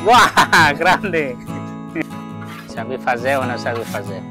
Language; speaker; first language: Portuguese; non-native, learner; Vietnamese